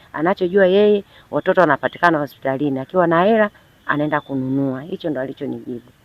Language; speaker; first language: Swahili; native; Swahili